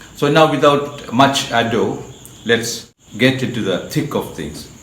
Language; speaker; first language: English; non-native, local second language; Malayalam